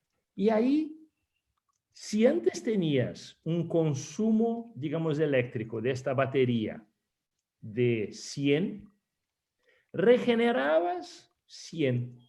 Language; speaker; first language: Spanish; non-native, fluent; Portuguese